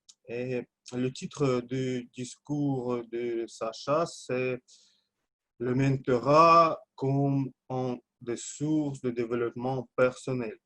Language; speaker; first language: French; non-native, fluent; Russian